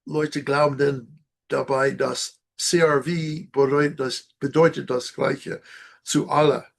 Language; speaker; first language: German; non-native, learner; English